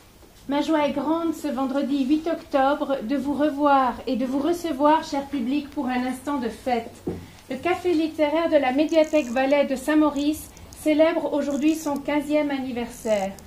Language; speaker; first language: French; native; French